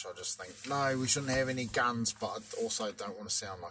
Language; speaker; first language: English; native; English